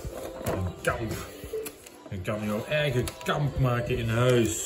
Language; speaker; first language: Dutch; native; Dutch